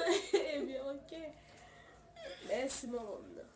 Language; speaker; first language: French; non-native, learner; Haitian Creole